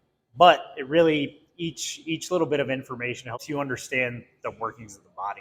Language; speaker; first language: English; native; English